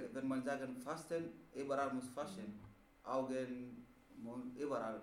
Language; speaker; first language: German; non-native, learner; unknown